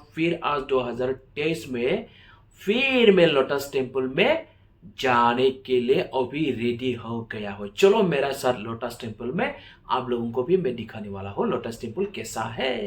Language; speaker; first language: Hindi; non-native, local second language; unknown